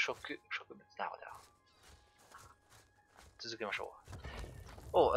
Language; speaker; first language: Japanese; non-native, learner; French